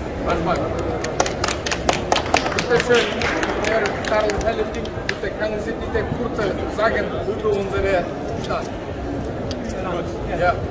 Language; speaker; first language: German; non-native, learner; Kyrgyz